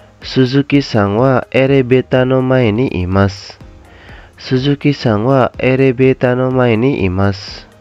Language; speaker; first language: Japanese; non-native, fluent; Indonesian